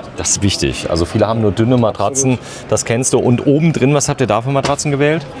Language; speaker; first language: German; native; German